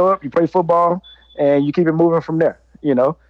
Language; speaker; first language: English; native; English